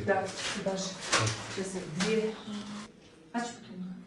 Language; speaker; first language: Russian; non-native, local second language; Kyrgyz